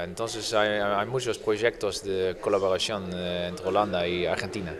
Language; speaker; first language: Spanish; non-native, fluent; Dutch